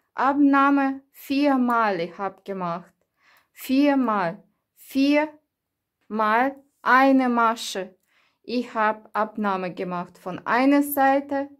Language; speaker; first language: German; non-native, learner; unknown